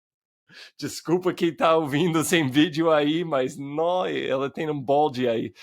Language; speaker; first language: Portuguese; non-native, fluent; English